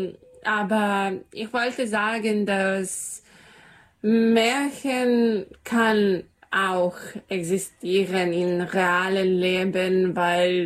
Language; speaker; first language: German; non-native, learner; Serbian